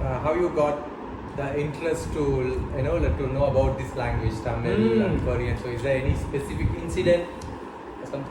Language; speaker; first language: English; non-native, local second language; Tamil